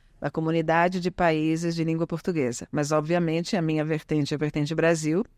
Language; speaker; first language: Portuguese; early bilingual, other home language; Italian